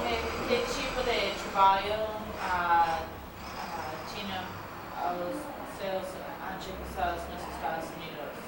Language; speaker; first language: Portuguese; non-native, learner; English